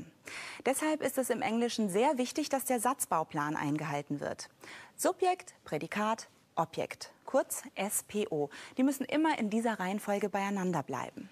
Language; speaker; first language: German; native; German